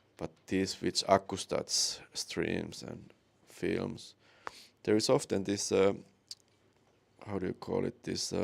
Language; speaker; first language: English; non-native, fluent; Finnish